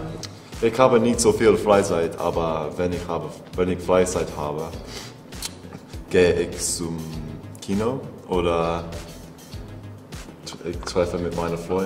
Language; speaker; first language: German; non-native, learner; English